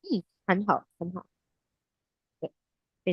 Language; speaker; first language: Chinese; non-native, fluent; Hindi